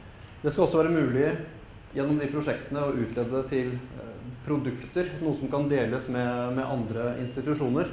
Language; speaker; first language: Norwegian; native; Norwegian